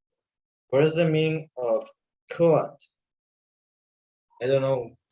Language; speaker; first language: English; non-native, learner; Spanish